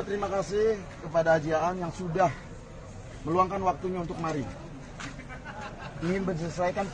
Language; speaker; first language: Indonesian; native; Indonesian